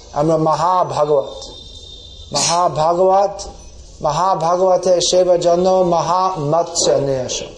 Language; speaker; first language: Bangla; non-native, fluent; English